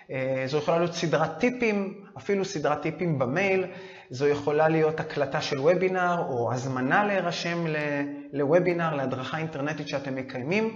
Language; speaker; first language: Hebrew; native; Hebrew